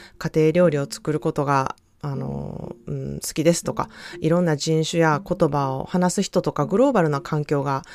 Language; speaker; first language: Japanese; native; Japanese